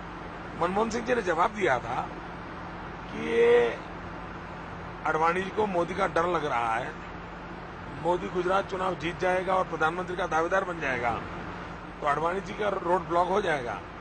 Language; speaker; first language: Hindi; non-native, local second language; Gujarati